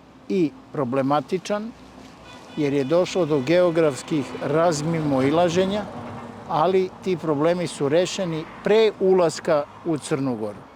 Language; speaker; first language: Bosnian; native; Bosnian